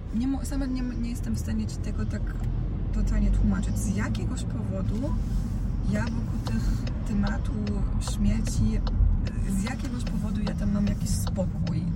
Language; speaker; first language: Polish; non-native, fluent; Croatian